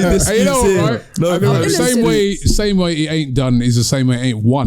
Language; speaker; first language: English; native; English